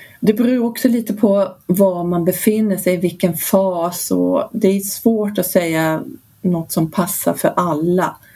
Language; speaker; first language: Swedish; early bilingual, heritage; Swedish